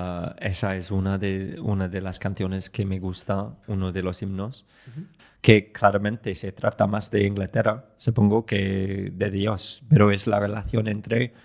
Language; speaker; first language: Spanish; non-native, fluent; English